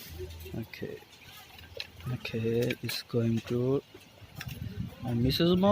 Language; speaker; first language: English; non-native, learner; Urdu